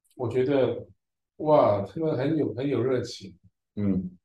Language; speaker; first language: Chinese; early bilingual, heritage; Chinese